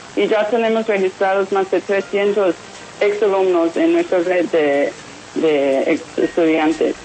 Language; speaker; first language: Spanish; non-native, fluent; English